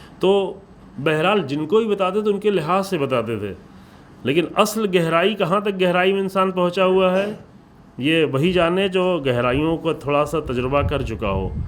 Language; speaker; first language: Urdu; native; Urdu